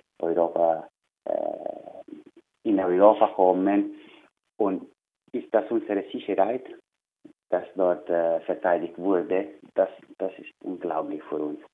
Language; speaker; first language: German; non-native, learner; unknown